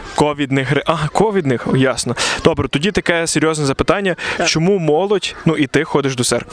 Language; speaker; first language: Ukrainian; native; Ukrainian